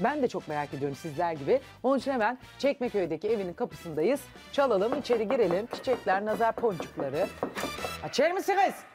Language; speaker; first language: Turkish; native; Turkish